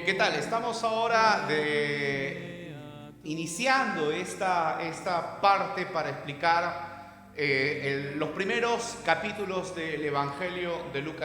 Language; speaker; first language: Spanish; native; Spanish